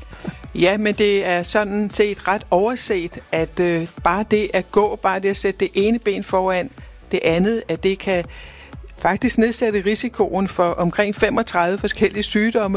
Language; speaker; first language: Danish; native; Danish